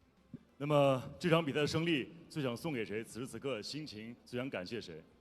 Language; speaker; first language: Chinese; native; Chinese